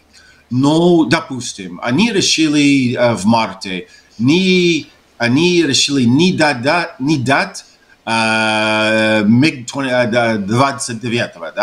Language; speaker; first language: Russian; non-native, fluent; English